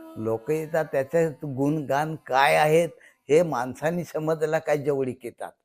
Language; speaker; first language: Marathi; non-native, local second language; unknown